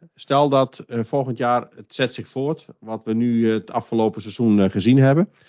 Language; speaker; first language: Dutch; native; Dutch